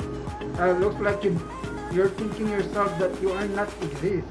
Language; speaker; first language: English; non-native, local second language; Filipino